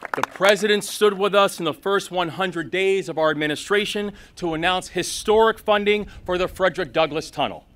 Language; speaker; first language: English; native; English